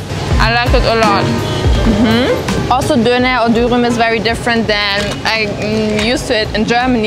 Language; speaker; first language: English; non-native, fluent; German